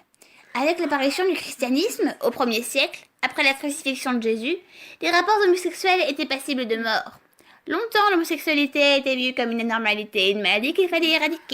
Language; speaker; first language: French; native; French